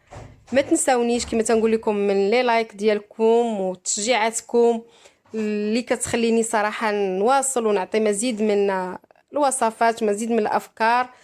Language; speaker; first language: Arabic; native; Arabic